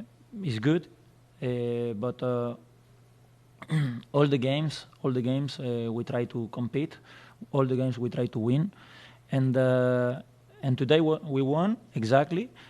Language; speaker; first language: English; non-native, fluent; Spanish